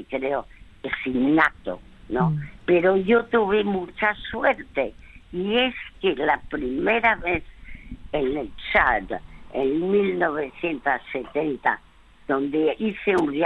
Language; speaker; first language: Spanish; early bilingual, other home language; French